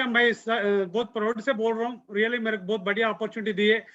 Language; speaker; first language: Hindi; non-native, local second language; Telugu